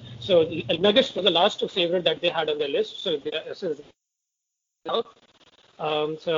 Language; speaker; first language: English; non-native, local second language; Hindi